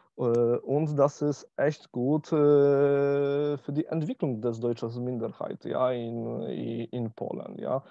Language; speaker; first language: German; non-native, learner; Polish